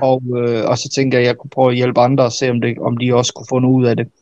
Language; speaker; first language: Danish; early bilingual, other home language; Bosnian